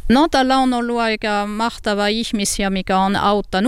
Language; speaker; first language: Finnish; non-native, learner; French